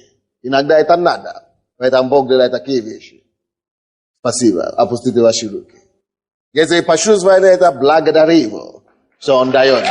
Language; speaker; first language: Russian; non-native, fluent; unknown